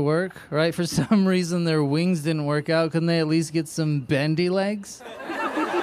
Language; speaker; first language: English; native; English